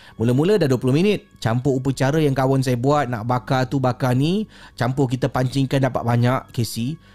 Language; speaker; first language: Malay; native; Malay